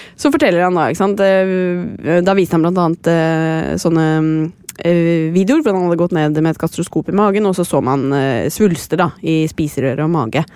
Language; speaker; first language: Norwegian; native; Norwegian